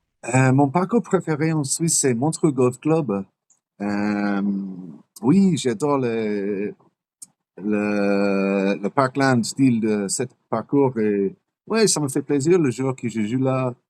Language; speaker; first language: French; non-native, learner; English